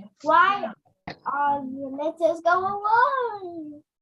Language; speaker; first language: English; non-native, learner; Vietnamese